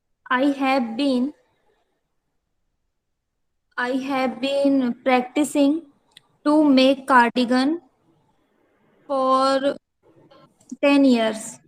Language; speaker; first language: English; non-native, learner; Hindi